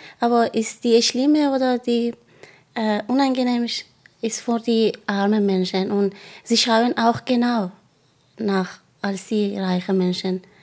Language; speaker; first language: German; non-native, learner; Persian